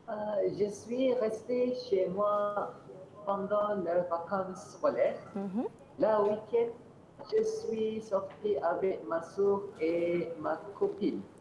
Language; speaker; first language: French; non-native, learner; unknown